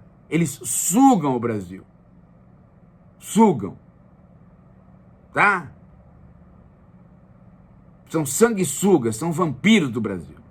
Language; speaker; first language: Portuguese; native; Portuguese